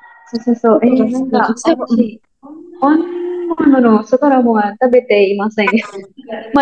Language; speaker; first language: Japanese; non-native, learner; Indonesian